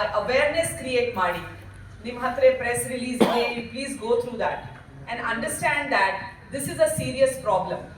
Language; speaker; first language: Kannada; non-native, learner; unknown